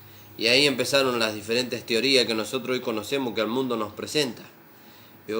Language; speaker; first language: Spanish; native; Spanish